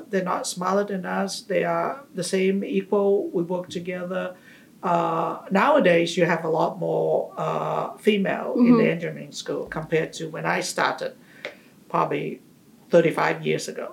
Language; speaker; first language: English; non-native, local second language; Cantonese